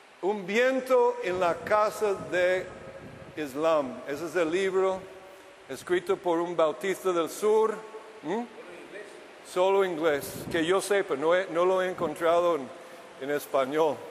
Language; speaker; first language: Spanish; non-native, fluent; English